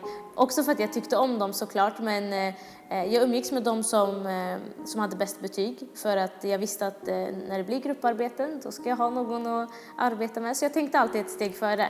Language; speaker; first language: Swedish; early bilingual, other home language; Kurdish